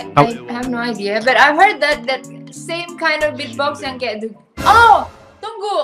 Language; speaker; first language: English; non-native, learner; Indonesian